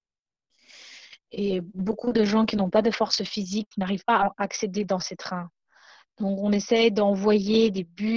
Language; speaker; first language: French; non-native, fluent; Ukrainian